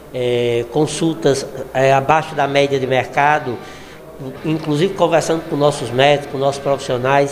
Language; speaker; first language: Portuguese; native; Portuguese